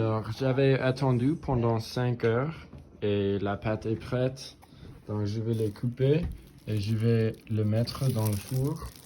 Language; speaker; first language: French; non-native, learner; English